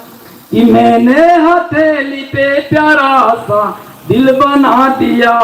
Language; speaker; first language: Hindi; non-native, local second language; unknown